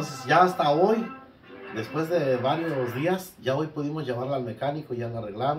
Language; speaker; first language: Spanish; native; Spanish